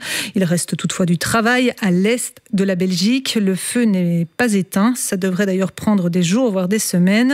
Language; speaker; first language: French; native; French